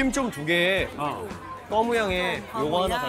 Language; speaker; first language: Korean; native; Korean